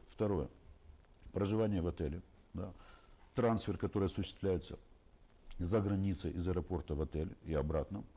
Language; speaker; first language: Russian; native; Russian